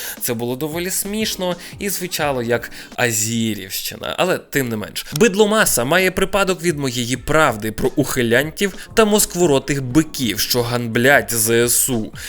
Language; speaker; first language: Ukrainian; non-native, local second language; Russian